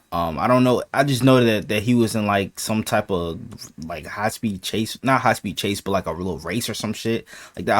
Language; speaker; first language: English; native; English